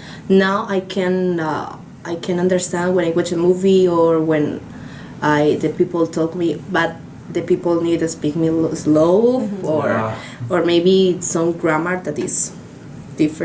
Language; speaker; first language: English; non-native, learner; Spanish